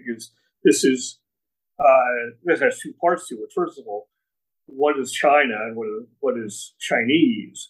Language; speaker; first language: English; native; English